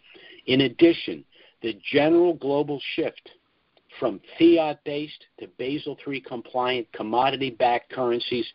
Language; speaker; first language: English; native; English